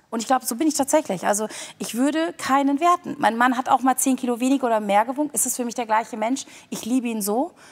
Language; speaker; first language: German; early bilingual, other home language; Turkish